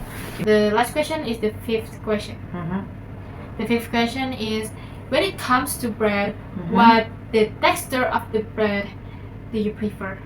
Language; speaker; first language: English; non-native, learner; Indonesian